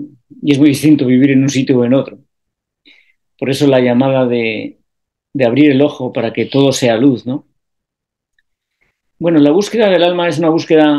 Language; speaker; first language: Spanish; native; Spanish